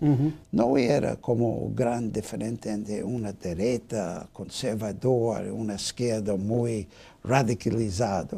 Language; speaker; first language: Portuguese; non-native, fluent; English